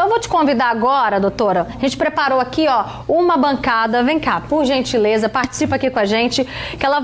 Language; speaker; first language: Portuguese; native; Portuguese